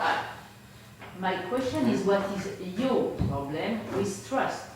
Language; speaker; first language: English; non-native, fluent; French